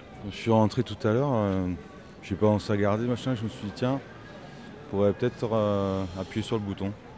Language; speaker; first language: French; native; French